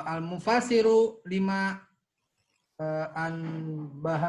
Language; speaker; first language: Arabic; non-native, learner; Indonesian